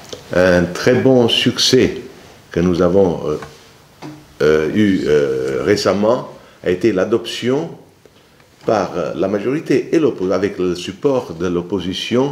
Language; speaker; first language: French; non-native, fluent; Italian